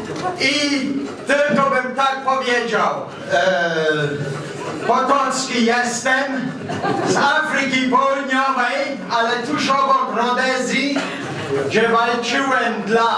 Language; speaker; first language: Polish; early bilingual, heritage; English